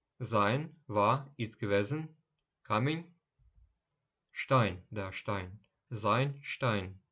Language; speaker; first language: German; non-native, fluent; Ukrainian